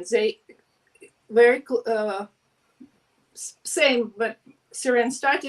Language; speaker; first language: English; non-native, learner; Ukrainian